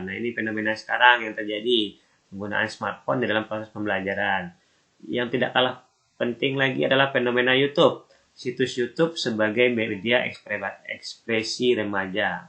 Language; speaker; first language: Indonesian; native; Indonesian